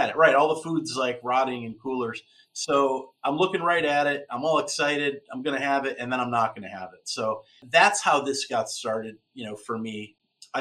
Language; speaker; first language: English; native; English